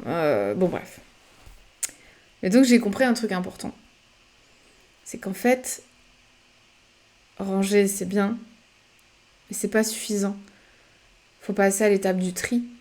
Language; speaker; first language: French; native; French